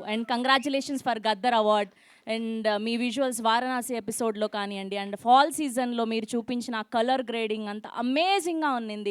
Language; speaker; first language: Telugu; native; Telugu